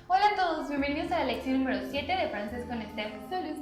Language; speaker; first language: Spanish; native; Spanish